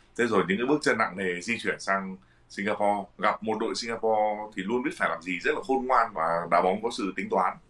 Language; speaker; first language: Vietnamese; native; Vietnamese